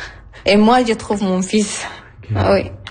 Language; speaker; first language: French; non-native, learner; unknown